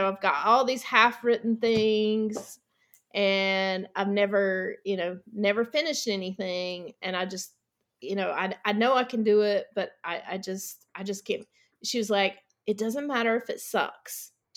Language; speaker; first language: English; native; English